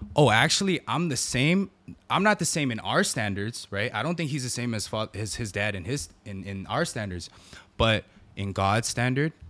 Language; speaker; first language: English; native; English